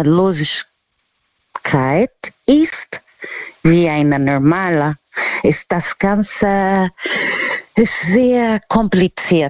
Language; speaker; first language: German; non-native, learner; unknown